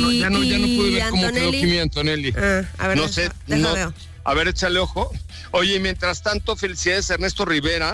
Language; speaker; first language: Spanish; native; Spanish